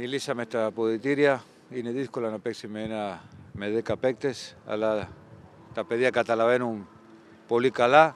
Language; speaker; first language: Greek; non-native, fluent; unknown